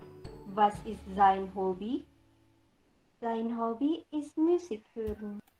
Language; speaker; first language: German; non-native, learner; Indonesian